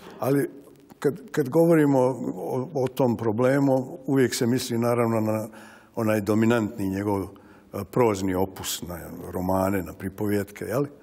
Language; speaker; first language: Serbian; native; Serbian